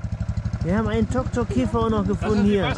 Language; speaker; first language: German; native; German